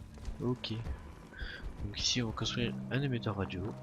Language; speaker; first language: French; native; French